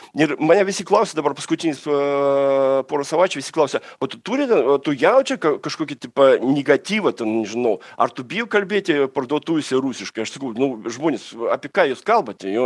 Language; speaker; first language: Lithuanian; non-native, fluent; Russian